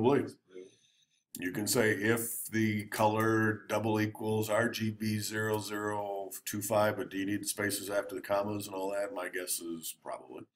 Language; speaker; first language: English; native; English